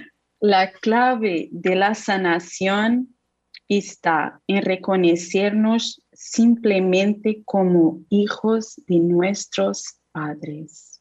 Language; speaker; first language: Spanish; non-native, fluent; Portuguese